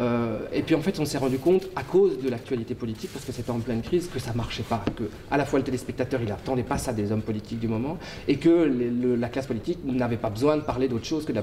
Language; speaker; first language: French; native; French